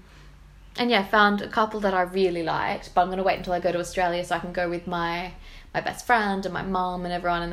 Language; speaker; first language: English; native; English